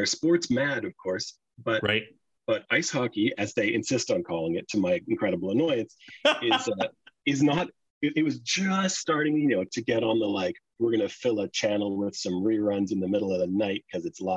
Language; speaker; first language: English; native; English